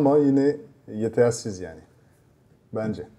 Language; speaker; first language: Turkish; non-native, fluent; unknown